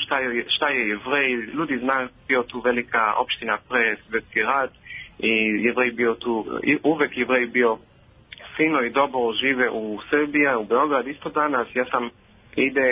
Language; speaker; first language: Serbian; non-native, learner; Hebrew